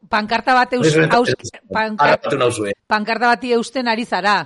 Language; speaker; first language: Basque; native; Basque